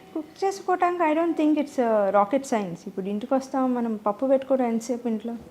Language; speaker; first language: Telugu; native; Telugu